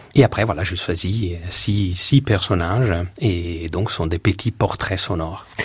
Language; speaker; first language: French; non-native, fluent; Italian